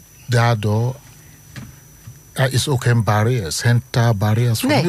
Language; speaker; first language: Dutch; non-native, fluent; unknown